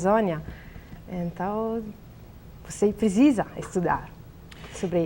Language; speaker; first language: Portuguese; non-native, learner; Italian